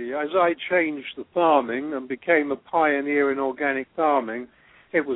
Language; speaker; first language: English; native; English